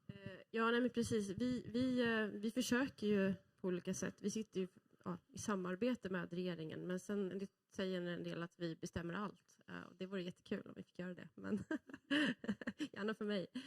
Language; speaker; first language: Swedish; native; Swedish